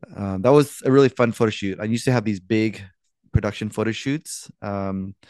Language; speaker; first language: English; native; English